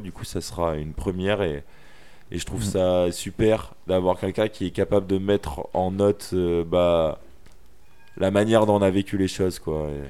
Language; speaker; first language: French; native; French